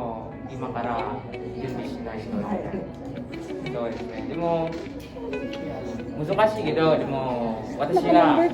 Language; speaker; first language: Japanese; non-native, learner; Filipino